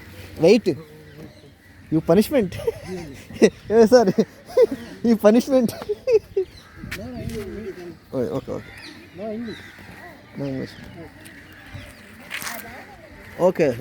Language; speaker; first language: English; non-native, learner; Telugu